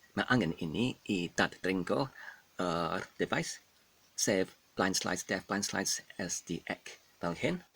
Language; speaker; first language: Welsh; non-native, learner; Polish